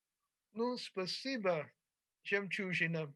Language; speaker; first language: Russian; non-native, fluent; English